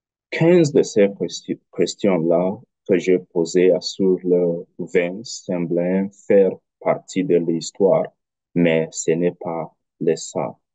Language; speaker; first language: French; non-native, learner; English